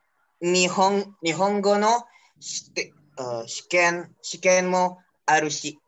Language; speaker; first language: Japanese; non-native, learner; Indonesian